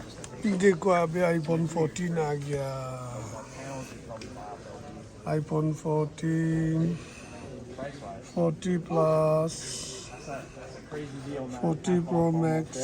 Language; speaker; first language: Hindi; non-native, local second language; Tibetan